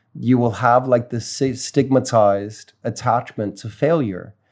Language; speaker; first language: English; native; English